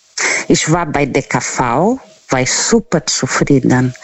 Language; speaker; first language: German; non-native, learner; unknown